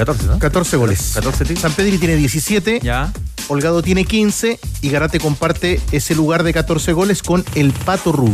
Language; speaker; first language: Spanish; native; Spanish